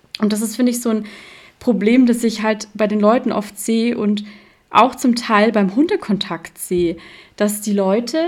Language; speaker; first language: German; native; German